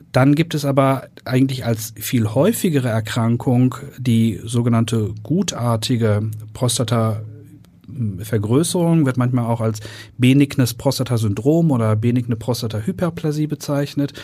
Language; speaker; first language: German; native; German